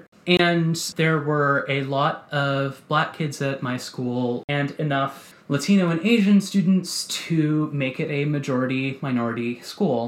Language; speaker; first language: English; native; English